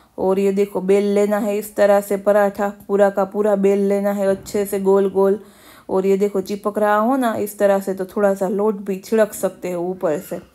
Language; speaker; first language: Hindi; non-native, local second language; Gujarati